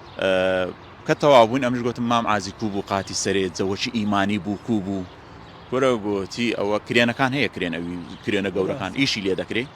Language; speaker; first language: Central Kurdish; native; Central Kurdish